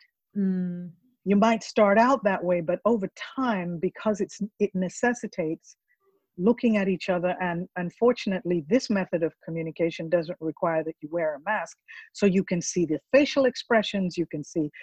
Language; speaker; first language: English; non-native, local second language; Ganda